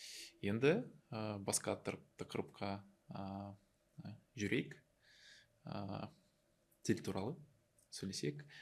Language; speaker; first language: Kazakh; non-native, learner; Russian